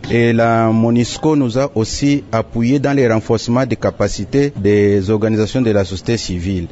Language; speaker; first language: French; non-native, local second language; Swahili